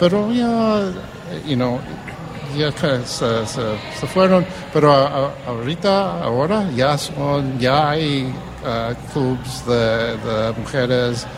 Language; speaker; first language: Spanish; early bilingual, heritage; Spanish